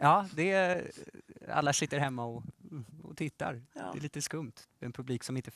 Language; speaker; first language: Swedish; native; Swedish